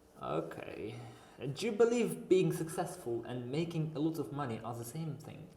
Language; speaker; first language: English; non-native, fluent; Uzbek